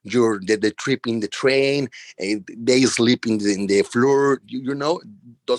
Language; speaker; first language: English; non-native, learner; Spanish